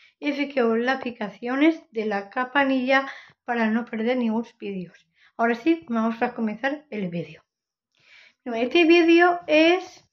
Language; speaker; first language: Spanish; non-native, local second language; Catalan